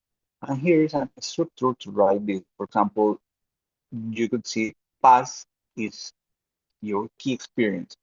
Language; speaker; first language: English; non-native, fluent; Spanish